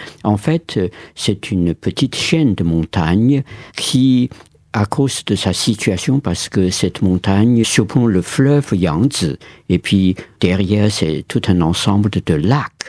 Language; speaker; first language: French; non-native, fluent; Chinese